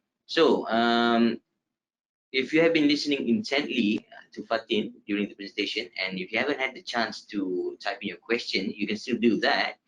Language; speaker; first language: English; non-native, local second language; Malay